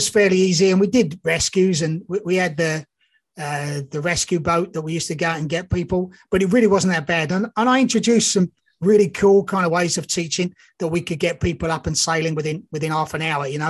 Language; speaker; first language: English; native; English